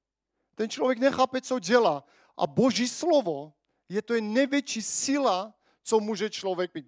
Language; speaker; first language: Czech; non-native, fluent; Armenian